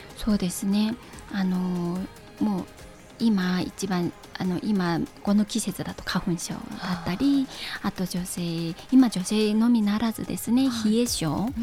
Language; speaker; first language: Japanese; non-native, fluent; Chinese